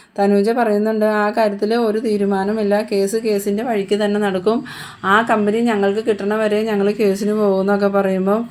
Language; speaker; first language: Malayalam; native; Malayalam